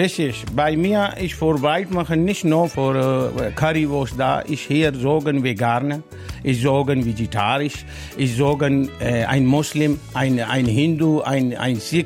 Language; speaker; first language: German; non-native, learner; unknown